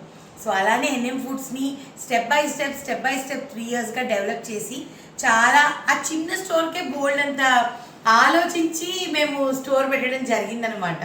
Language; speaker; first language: Telugu; native; Telugu